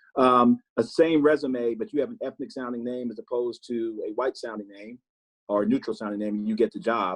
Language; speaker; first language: English; native; English